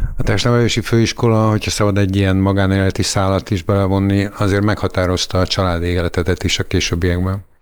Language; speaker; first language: Hungarian; native; Hungarian